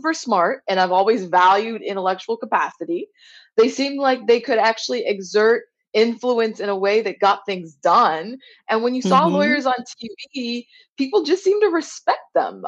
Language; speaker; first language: English; native; English